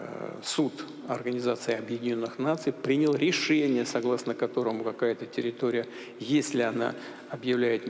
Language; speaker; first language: Russian; native; Russian